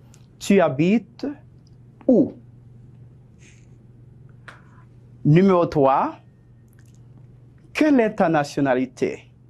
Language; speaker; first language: French; non-native, fluent; Spanish